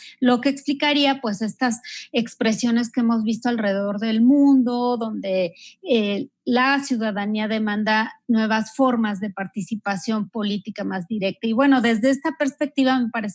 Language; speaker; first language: Spanish; native; Spanish